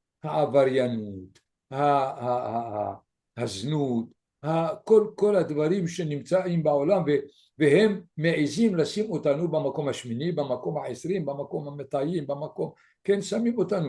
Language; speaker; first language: Hebrew; non-native, fluent; French